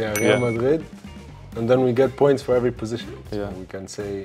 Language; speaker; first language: English; non-native, fluent; Arabic